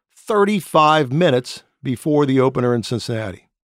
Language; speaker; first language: English; native; English